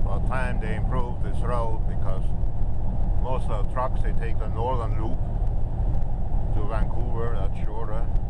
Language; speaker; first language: English; non-native, fluent; German